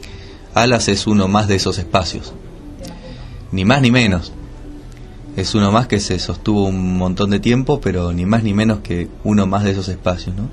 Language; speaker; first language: Spanish; native; Spanish